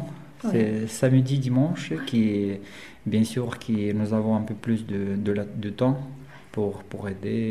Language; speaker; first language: French; non-native, learner; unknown